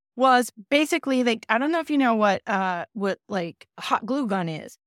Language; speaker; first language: English; native; English